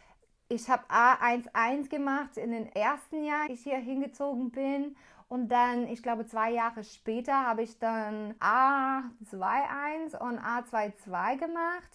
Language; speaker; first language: German; non-native, learner; English